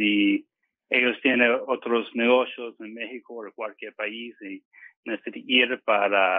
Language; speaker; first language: Spanish; non-native, fluent; English